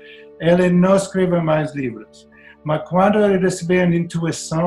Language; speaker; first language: Portuguese; non-native, learner; English